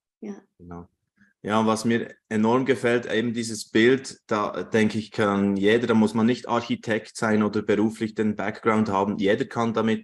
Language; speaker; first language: German; native; German